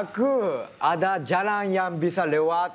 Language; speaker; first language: Indonesian; non-native, learner; Japanese